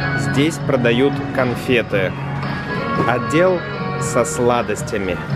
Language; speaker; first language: Russian; native; Russian